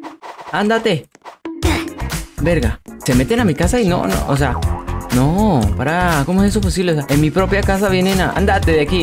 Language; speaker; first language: Spanish; native; Spanish